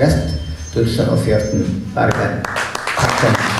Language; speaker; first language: Norwegian; non-native, fluent; Oromo